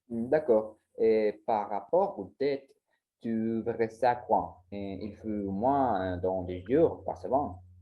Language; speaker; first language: French; non-native, learner; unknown